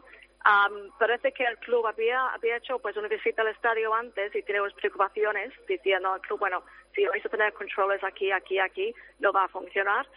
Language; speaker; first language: Spanish; non-native, fluent; English